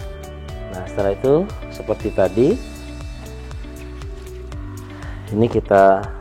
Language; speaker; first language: Indonesian; native; Indonesian